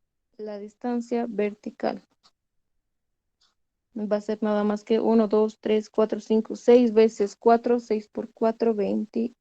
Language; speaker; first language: Spanish; native; Spanish